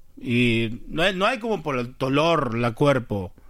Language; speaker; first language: Spanish; non-native, learner; Chinese